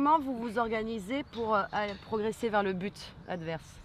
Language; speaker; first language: French; native; French